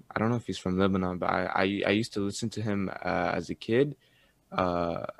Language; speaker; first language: English; early bilingual, other home language; Arabic